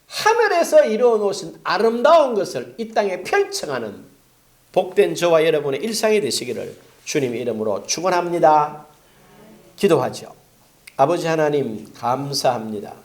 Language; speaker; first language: Korean; native; Korean